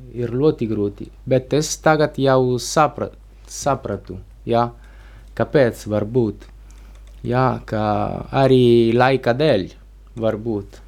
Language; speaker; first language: Latvian; non-native, learner; Italian